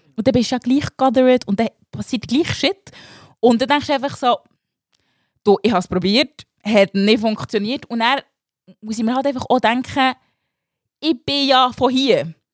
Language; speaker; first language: German; early bilingual, other home language; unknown